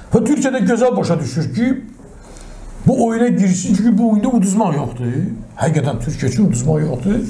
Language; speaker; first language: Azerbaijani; non-native, local second language; Talysh